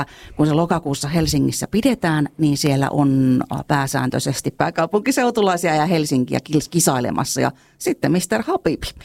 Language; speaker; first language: Finnish; native; Finnish